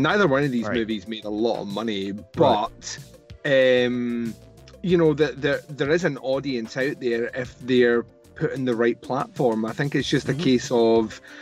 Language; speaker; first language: English; native; English